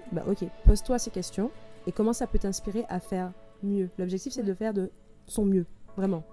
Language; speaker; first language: French; native; French